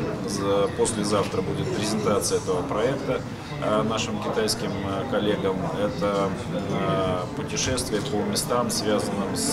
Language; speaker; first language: Russian; native; Russian